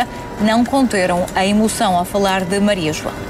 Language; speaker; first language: Portuguese; native; Portuguese